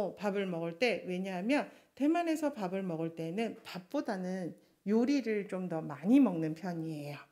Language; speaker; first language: Korean; non-native, fluent; Chinese